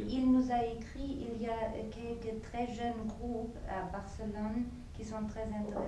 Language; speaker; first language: French; non-native, fluent; German